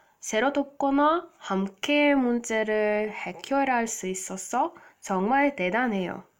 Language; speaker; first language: Korean; non-native, learner; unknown